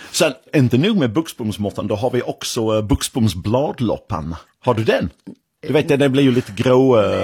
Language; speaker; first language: Swedish; non-native, fluent; English